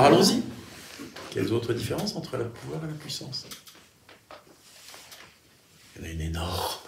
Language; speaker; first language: French; native; French